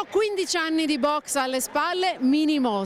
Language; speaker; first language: Italian; native; Italian